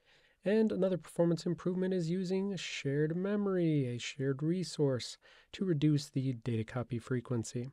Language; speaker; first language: English; native; English